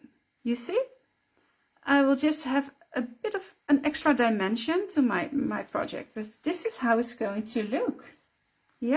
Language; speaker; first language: English; non-native, fluent; Dutch